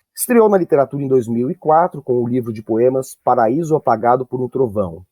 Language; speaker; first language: Portuguese; native; Portuguese